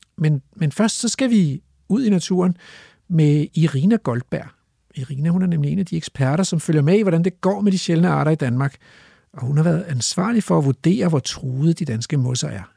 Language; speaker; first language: Danish; native; Danish